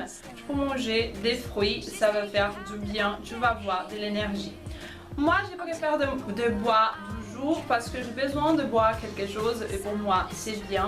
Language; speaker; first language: French; non-native, fluent; Portuguese